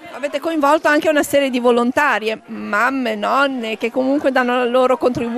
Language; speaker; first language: Italian; native; Italian